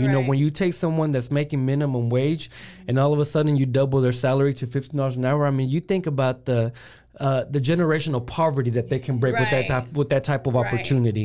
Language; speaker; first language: English; early bilingual, other home language; Spanish